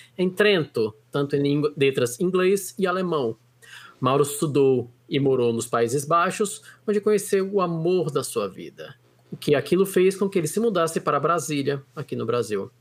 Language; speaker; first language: Portuguese; native; Portuguese